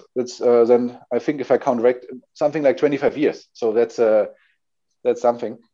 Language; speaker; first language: English; non-native, fluent; German